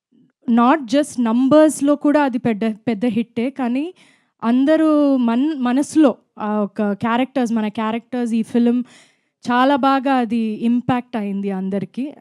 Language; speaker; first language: Telugu; non-native, fluent; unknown